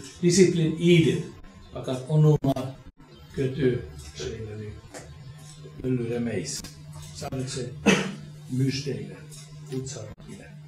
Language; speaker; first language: Turkish; non-native, fluent; Finnish